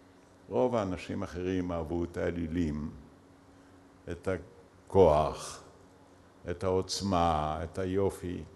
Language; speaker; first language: Hebrew; early bilingual, other home language; Yiddish